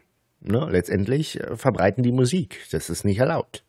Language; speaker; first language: German; native; German